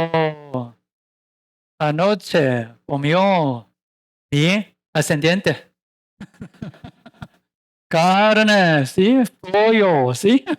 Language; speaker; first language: Spanish; non-native, learner; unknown